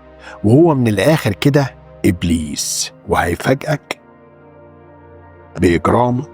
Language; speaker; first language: Arabic; native; Arabic